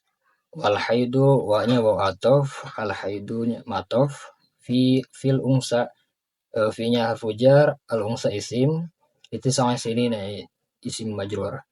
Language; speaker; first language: Arabic; non-native, learner; Indonesian